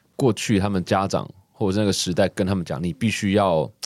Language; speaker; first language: Chinese; non-native, local second language; Min Nan Chinese